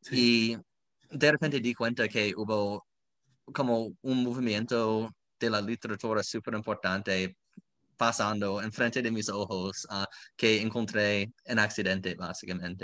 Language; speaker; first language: Spanish; non-native, fluent; English